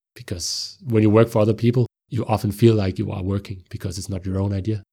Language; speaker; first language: English; non-native, fluent; Danish